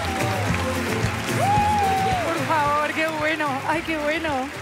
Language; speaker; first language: Spanish; non-native, learner; Japanese